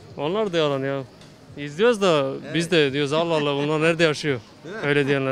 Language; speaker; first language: Turkish; early bilingual, other home language; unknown